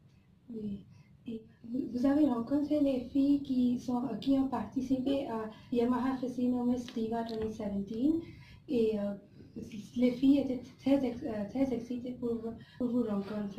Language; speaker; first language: French; non-native, learner; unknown